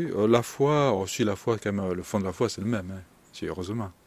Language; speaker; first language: French; native; French